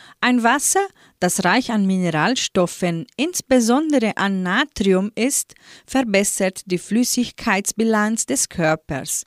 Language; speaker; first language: German; native; German